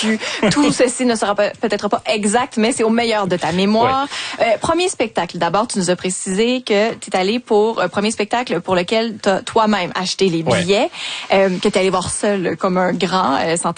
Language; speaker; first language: French; native; French